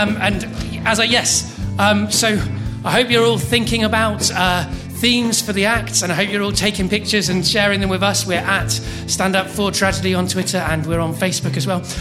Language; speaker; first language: English; native; English